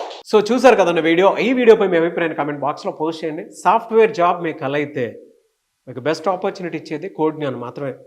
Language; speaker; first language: Telugu; native; Telugu